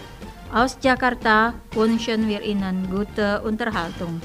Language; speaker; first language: German; non-native, fluent; Indonesian